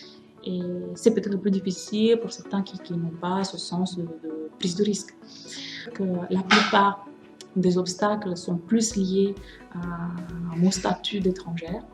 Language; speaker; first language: French; non-native, fluent; Romanian